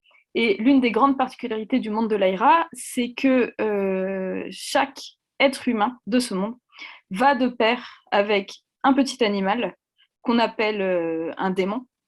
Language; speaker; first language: French; native; French